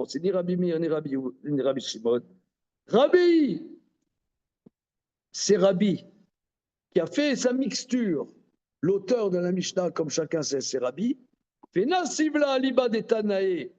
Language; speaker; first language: French; native; French